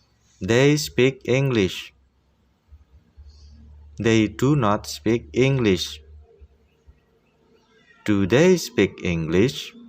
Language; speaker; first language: English; non-native, fluent; Indonesian